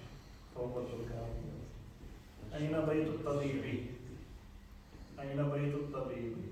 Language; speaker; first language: Arabic; non-native, fluent; Urdu